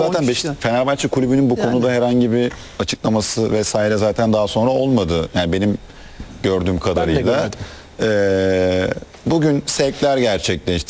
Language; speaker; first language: Turkish; native; Turkish